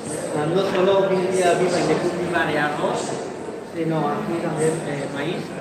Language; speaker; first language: Spanish; non-native, fluent; Vietnamese